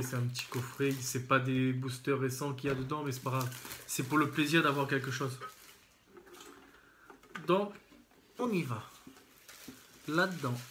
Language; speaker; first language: French; native; French